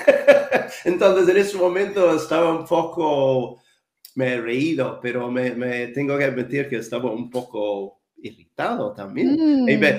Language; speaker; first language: Spanish; non-native, fluent; English